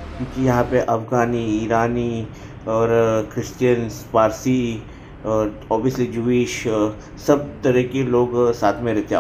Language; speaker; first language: Hindi; non-native, local second language; Marathi